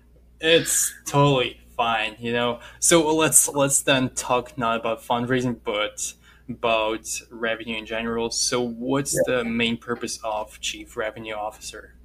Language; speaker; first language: English; non-native, fluent; Russian